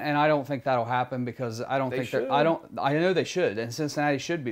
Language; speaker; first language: English; native; English